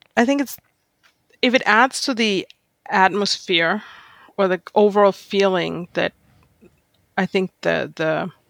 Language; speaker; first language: English; non-native, fluent; German